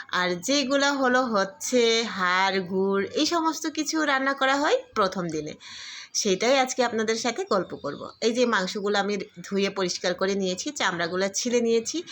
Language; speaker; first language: Bangla; non-native, local second language; Garo